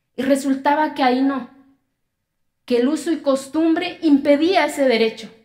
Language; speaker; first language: Spanish; non-native, local second language; Zapotec